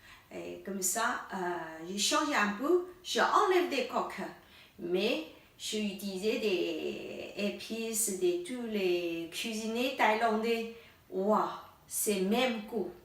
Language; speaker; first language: French; non-native, learner; Thai